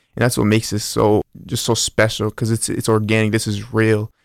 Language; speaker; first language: English; early bilingual, other home language; Spanish